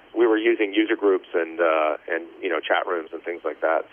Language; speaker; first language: English; native; English